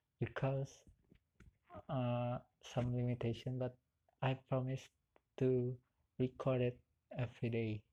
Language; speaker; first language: English; non-native, learner; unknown